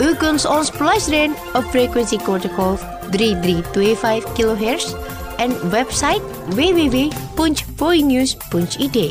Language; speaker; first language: Dutch; non-native, fluent; Indonesian